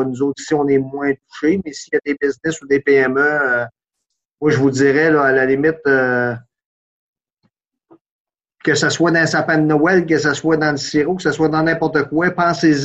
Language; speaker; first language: French; native; French